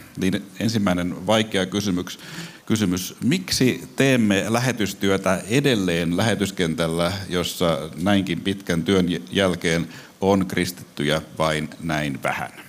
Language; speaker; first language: Finnish; native; Finnish